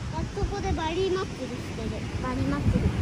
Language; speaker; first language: Japanese; early bilingual, heritage; Japanese